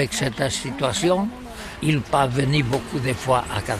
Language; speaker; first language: French; non-native, learner; Catalan